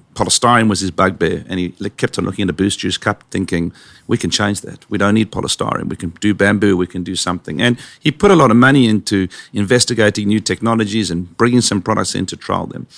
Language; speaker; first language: English; native; English